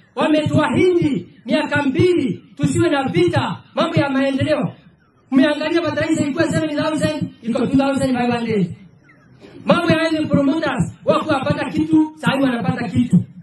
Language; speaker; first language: Swahili; non-native, local second language; Meru